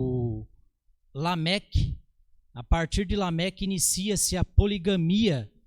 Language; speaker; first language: Portuguese; native; Portuguese